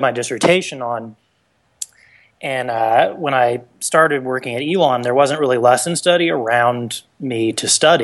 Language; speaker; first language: English; native; English